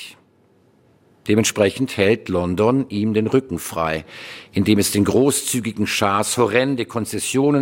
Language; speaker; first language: German; native; German